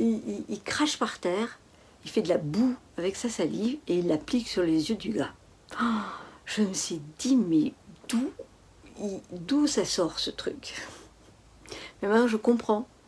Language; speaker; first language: French; native; French